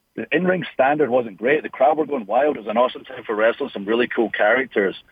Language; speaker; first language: English; native; English